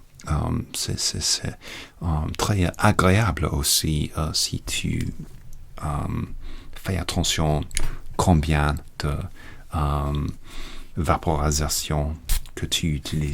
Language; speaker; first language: French; non-native, learner; English